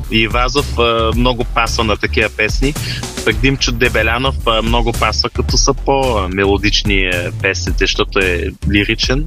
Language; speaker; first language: Bulgarian; early bilingual, heritage; Bulgarian